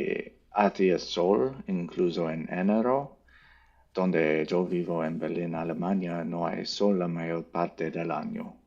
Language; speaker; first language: Spanish; non-native, learner; English